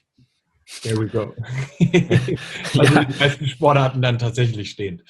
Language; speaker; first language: German; native; German